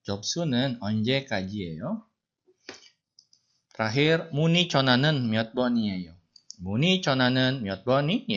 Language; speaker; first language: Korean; non-native, fluent; Indonesian